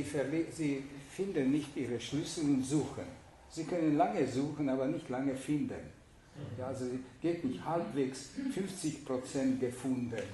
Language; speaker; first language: German; non-native, fluent; Hungarian